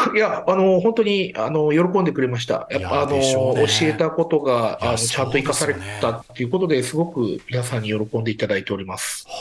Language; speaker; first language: Japanese; native; Japanese